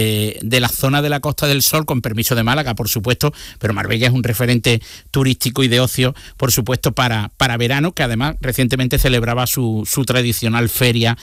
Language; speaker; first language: Spanish; native; Spanish